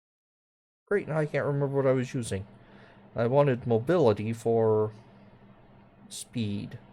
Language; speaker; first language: English; native; English